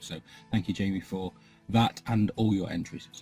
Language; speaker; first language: English; native; English